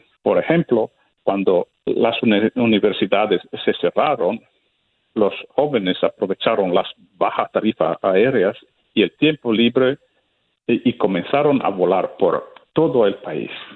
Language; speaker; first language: Spanish; non-native, fluent; Italian